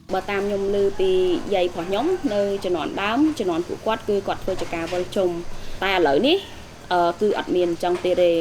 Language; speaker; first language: Khmer; non-native, local second language; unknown